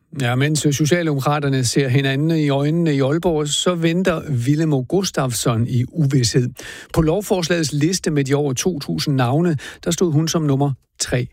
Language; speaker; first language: Danish; native; Danish